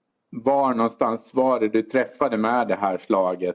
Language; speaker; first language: Swedish; native; Swedish